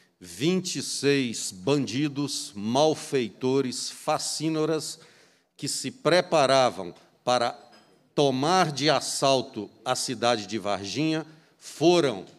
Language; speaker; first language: Portuguese; native; Portuguese